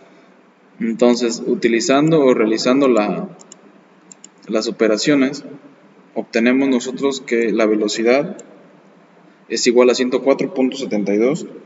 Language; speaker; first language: Spanish; native; Spanish